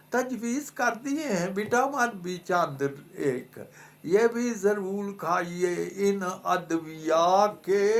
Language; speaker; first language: Urdu; non-native, local second language; Punjabi